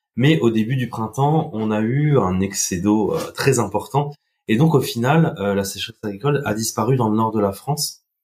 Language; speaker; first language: French; non-native, local second language; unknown